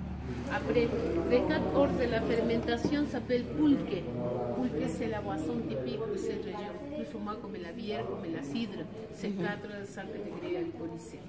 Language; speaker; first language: French; non-native, learner; Spanish